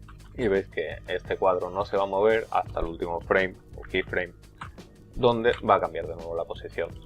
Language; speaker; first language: Spanish; native; Spanish